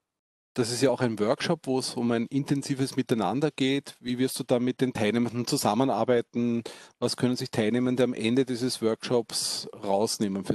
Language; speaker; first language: German; native; German